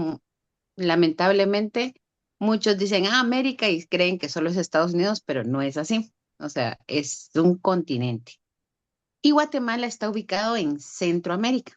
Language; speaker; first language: Spanish; native; Spanish